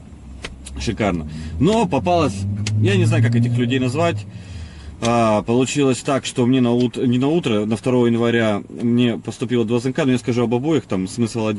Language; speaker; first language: Russian; native; Russian